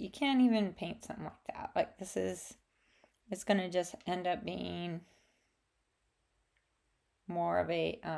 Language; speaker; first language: English; native; English